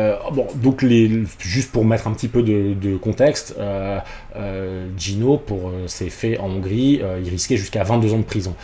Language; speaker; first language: French; native; French